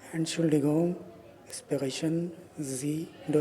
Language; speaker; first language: German; non-native, learner; Urdu